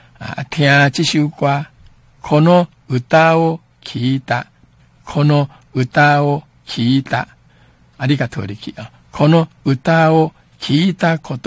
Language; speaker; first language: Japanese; non-native, fluent; Min Nan Chinese